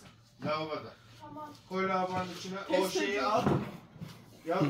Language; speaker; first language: Turkish; native; Turkish